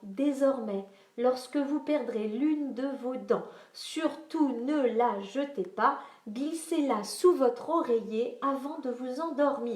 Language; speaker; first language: French; native; French